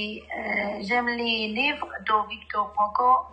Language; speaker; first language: French; non-native, learner; Persian